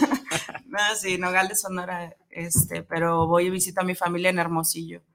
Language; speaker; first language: Spanish; native; Spanish